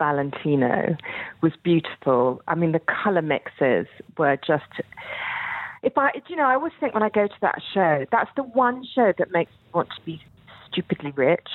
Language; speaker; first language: English; native; English